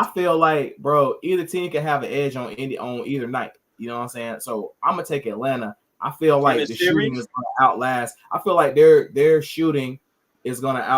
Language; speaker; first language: English; native; English